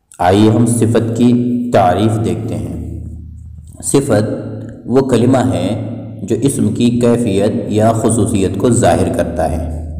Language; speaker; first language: Urdu; native; Urdu